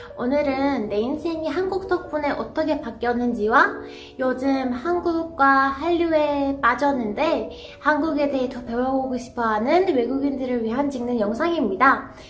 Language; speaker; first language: Korean; non-native, fluent; Persian